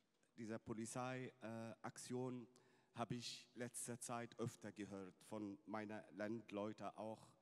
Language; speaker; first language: German; non-native, fluent; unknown